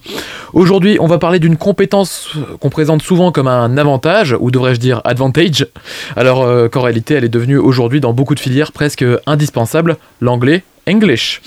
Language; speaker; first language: French; native; French